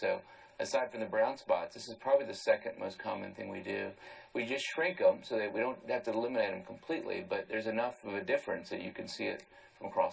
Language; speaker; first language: English; native; English